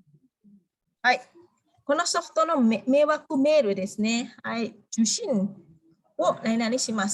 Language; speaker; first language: Japanese; non-native, fluent; Indonesian